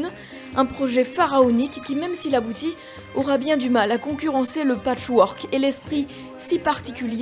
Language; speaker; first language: French; native; French